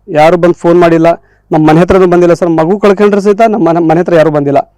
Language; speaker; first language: Kannada; non-native, local second language; Lambadi